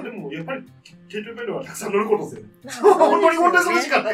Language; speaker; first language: Japanese; native; Japanese